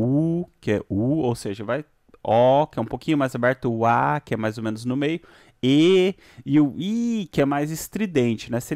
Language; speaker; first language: Portuguese; native; Portuguese